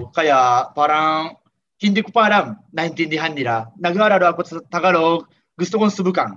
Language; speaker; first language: Filipino; non-native, learner; Japanese